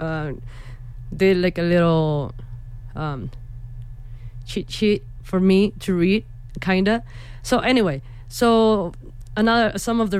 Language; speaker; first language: English; non-native, fluent; Spanish